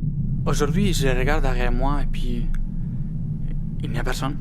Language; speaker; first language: French; non-native, fluent; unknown